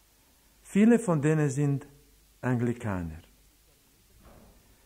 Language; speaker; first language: German; non-native, fluent; Croatian